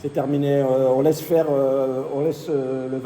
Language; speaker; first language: French; native; French